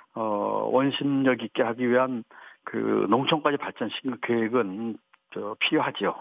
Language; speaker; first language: Korean; native; Korean